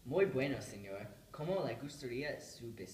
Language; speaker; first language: Spanish; non-native, learner; English